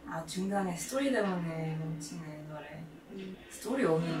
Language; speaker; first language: Korean; non-native, fluent; English